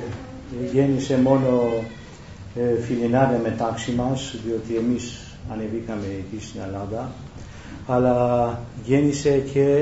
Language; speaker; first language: Greek; non-native, learner; Romanian